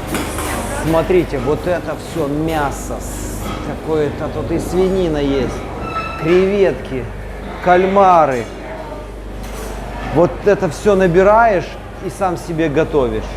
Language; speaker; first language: Russian; native; Russian